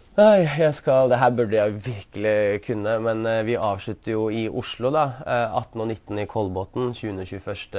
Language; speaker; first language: Norwegian; early bilingual, other home language; Russian